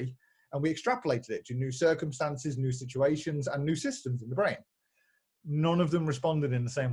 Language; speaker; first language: English; native; English